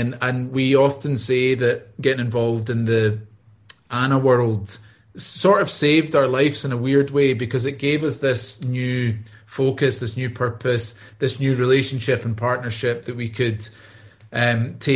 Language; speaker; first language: English; native; English